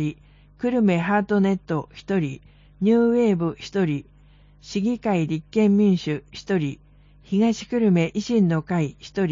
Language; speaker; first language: Japanese; native; Japanese